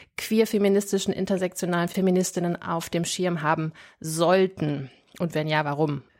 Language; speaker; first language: German; native; German